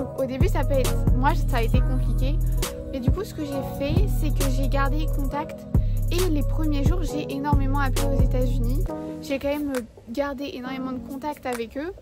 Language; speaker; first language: French; native; French